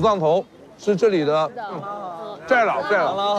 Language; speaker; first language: Chinese; native; Chinese